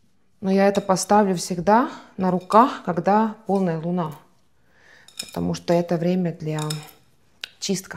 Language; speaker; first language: Russian; non-native, fluent; Estonian